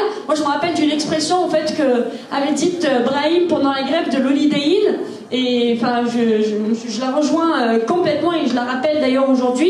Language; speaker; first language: French; native; French